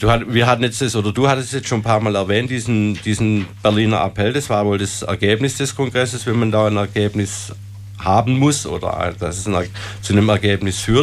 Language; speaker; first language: German; native; German